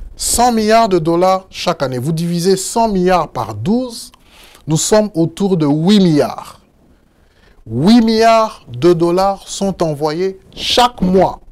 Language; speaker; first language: French; non-native, local second language; Lingala